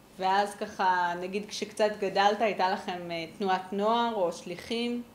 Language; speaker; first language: Hebrew; native; Hebrew